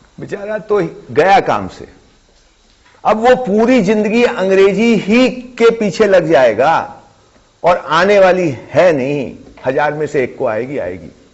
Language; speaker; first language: Hindi; native; Hindi